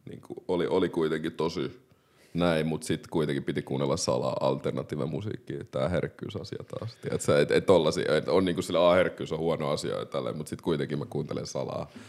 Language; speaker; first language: Finnish; early bilingual, other home language; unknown